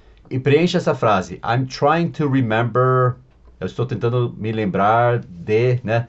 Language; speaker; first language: Portuguese; non-native, fluent; English